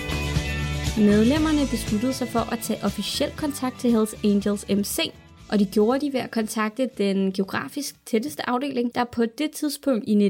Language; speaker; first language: Danish; native; Danish